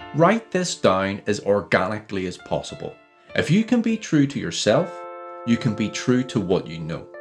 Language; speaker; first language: English; native; English